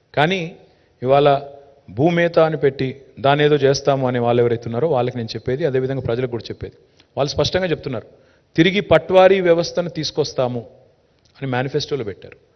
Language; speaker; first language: Telugu; native; Telugu